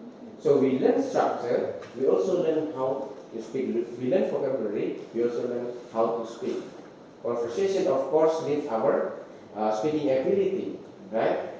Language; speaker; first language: English; non-native, fluent; Indonesian